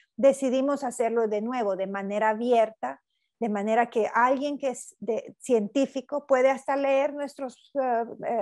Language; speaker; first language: Spanish; native; Spanish